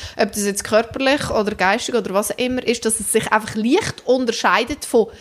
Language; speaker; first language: German; native; German